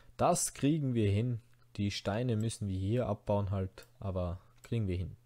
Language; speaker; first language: German; native; German